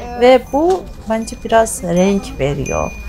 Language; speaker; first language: Turkish; early bilingual, heritage; Turkish